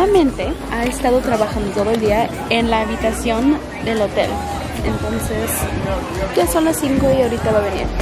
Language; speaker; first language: Spanish; early bilingual, heritage; Spanish